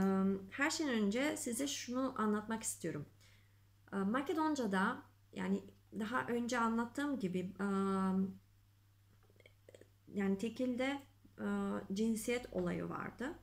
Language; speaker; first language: Turkish; non-native, fluent; Macedonian